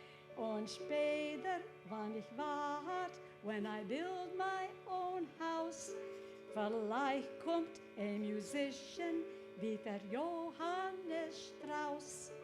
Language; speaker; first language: German; early bilingual, heritage; English